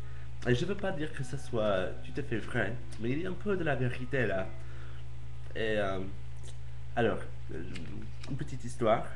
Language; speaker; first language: French; non-native, learner; English